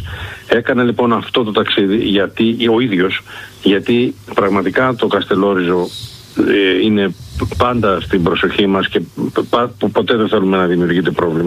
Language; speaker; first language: Greek; native; Greek